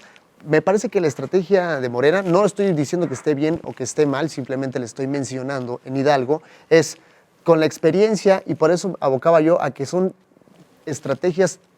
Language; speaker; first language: Spanish; native; Spanish